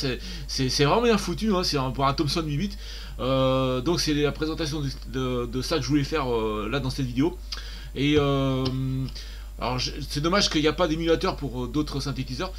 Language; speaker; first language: French; native; French